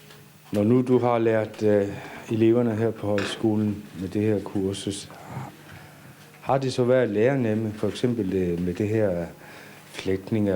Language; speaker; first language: Danish; non-native, local second language; Kalaallisut